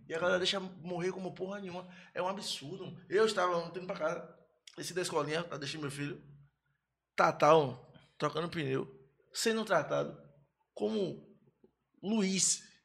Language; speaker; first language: Portuguese; native; Portuguese